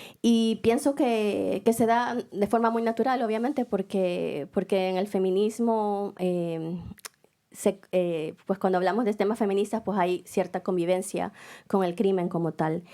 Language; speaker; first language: Spanish; native; Spanish